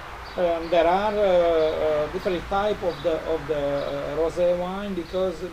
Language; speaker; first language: English; non-native, learner; Romanian